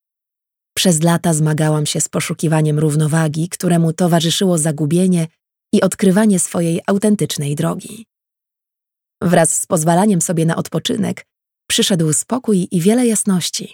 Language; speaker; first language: Polish; native; Polish